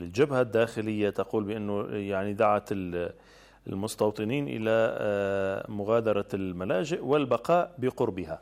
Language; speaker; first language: Arabic; native; Arabic